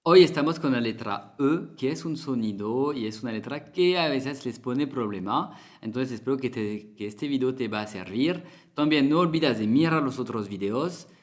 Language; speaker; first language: Spanish; non-native, fluent; French